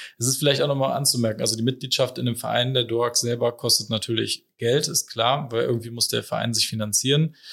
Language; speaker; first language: German; native; German